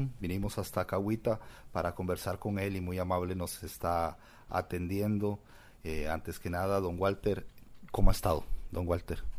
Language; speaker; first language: Spanish; native; Spanish